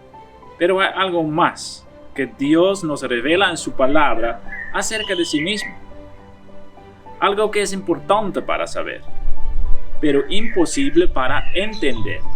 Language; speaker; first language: Spanish; non-native, fluent; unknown